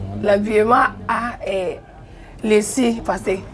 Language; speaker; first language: French; non-native, learner; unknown